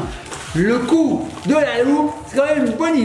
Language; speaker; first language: French; native; French